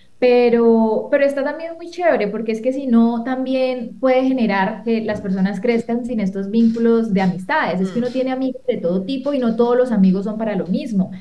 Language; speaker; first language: Spanish; native; Spanish